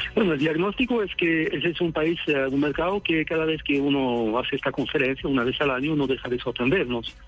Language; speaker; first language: Spanish; non-native, fluent; Swedish